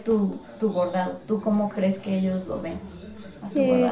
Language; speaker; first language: Spanish; native; Spanish